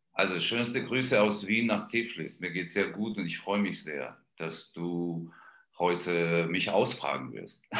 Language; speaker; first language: German; non-native, fluent; Georgian